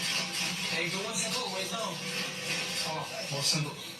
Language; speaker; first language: Filipino; non-native, local second language; Hiligaynon